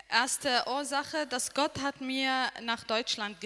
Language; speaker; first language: German; non-native, learner; Arabic